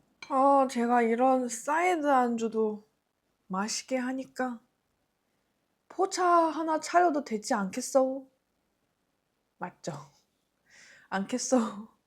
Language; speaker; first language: Korean; non-native, fluent; Chinese